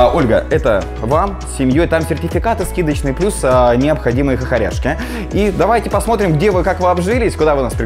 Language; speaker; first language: Russian; native; Russian